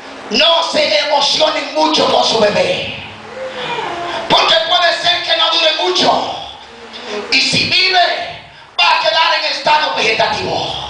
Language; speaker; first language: Spanish; native; Spanish